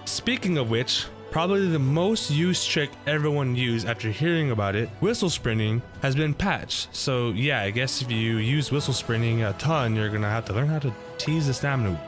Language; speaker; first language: English; native; English